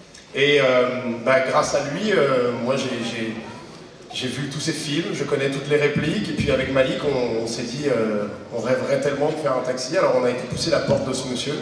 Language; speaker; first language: French; native; French